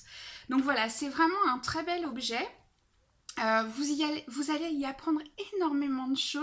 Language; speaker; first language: French; native; French